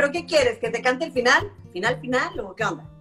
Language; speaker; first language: Spanish; native; Spanish